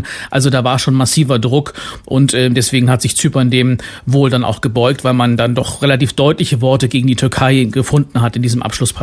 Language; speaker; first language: German; native; German